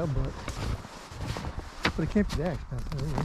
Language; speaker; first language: English; native; English